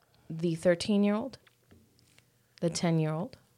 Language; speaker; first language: English; early bilingual, other home language; Spanish